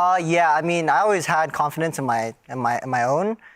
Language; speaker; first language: English; native; English